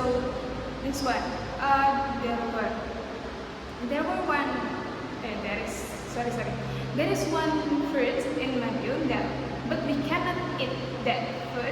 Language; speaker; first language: English; non-native, learner; Indonesian